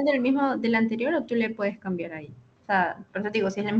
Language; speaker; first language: Spanish; native; Spanish